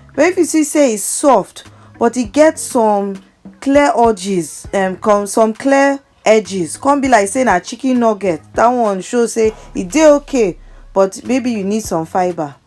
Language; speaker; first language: Nigerian Pidgin; non-native, local second language; Yoruba